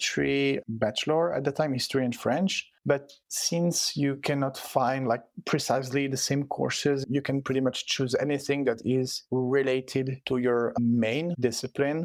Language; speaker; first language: English; non-native, fluent; French